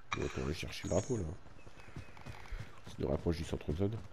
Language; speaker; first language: French; native; French